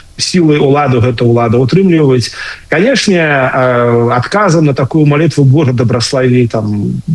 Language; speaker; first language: Belarusian; non-native, local second language; Russian